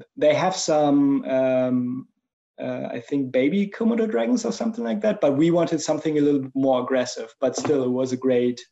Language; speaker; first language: English; non-native, fluent; German